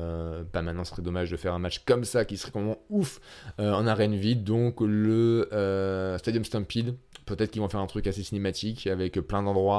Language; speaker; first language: French; native; French